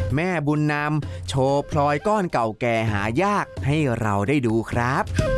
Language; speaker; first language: Thai; native; Thai